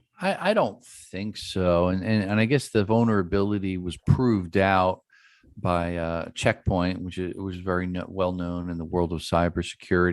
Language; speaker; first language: English; native; English